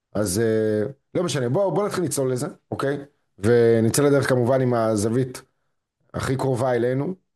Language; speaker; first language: Hebrew; native; Hebrew